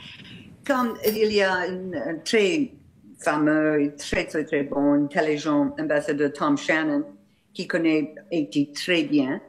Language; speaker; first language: French; non-native, fluent; English